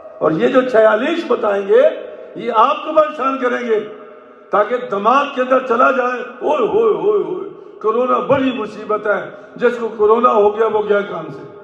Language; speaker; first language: Urdu; non-native, local second language; Punjabi